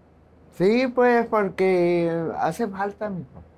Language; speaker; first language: Spanish; non-native, local second language; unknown